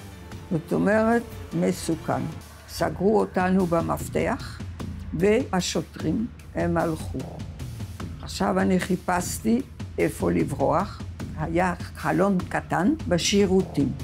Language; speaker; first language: Hebrew; non-native, fluent; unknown